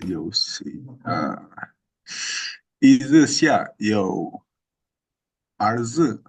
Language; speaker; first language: Chinese; non-native, learner; Indonesian